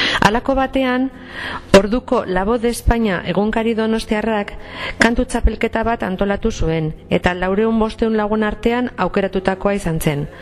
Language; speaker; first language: Basque; non-native, local second language; Spanish